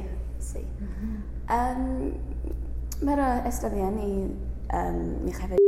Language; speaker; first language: Spanish; non-native, learner; English